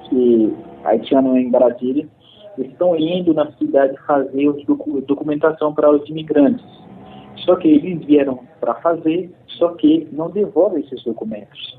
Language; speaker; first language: Portuguese; non-native, fluent; Haitian Creole